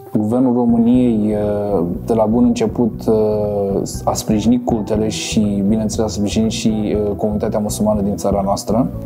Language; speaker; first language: Romanian; non-native, local second language; Crimean Tatar